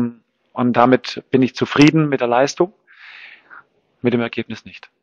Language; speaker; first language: German; native; German